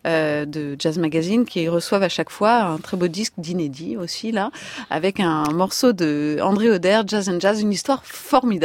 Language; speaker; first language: French; native; French